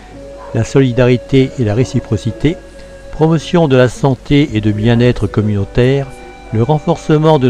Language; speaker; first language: French; native; French